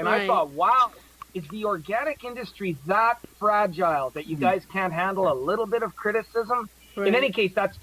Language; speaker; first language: English; native; English